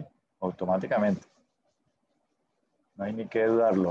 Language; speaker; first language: Spanish; native; Spanish